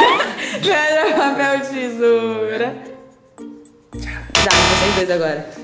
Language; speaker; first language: Portuguese; native; Portuguese